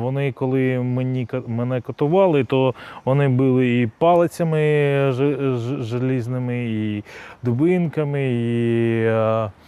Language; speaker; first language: Ukrainian; non-native, local second language; Russian